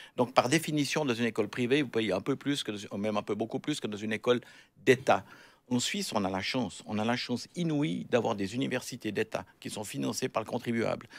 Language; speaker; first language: French; native; French